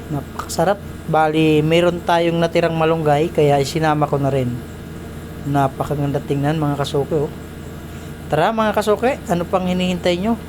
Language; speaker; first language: Filipino; native; Filipino